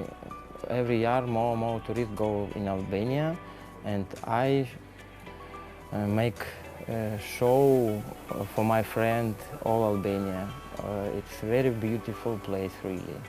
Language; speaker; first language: English; non-native, learner; Russian